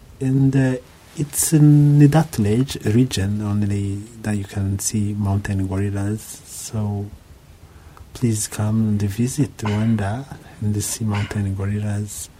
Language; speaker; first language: English; non-native, local second language; Kinyarwanda